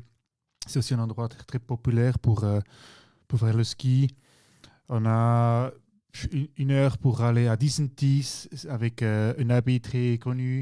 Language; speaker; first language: French; non-native, local second language; German